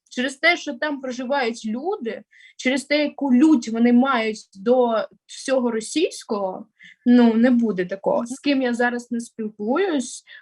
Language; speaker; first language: Ukrainian; non-native, local second language; Russian